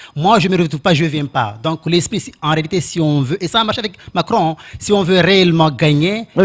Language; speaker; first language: French; non-native, local second language; Comorian